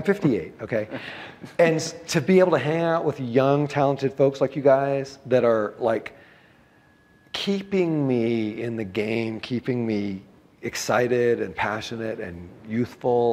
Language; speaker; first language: English; native; English